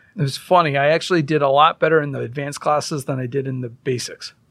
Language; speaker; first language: English; early bilingual, other home language; Hindi